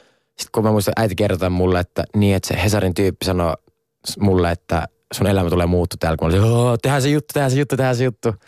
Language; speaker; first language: Finnish; non-native, local second language; Swedish